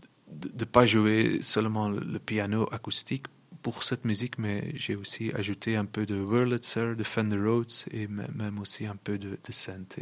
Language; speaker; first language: French; non-native, local second language; Dutch